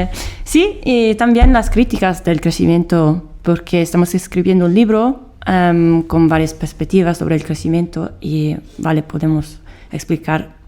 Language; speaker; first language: Spanish; non-native, fluent; Italian